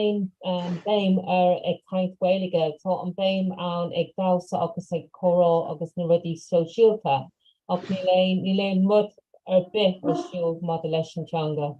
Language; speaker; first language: Irish; non-native, local second language; English